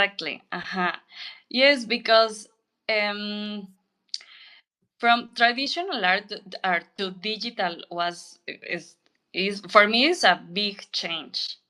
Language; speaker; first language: English; non-native, learner; Spanish